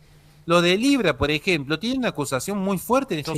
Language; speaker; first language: Spanish; native; Spanish